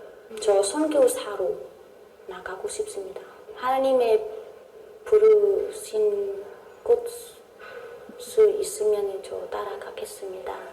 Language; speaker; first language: Korean; non-native, learner; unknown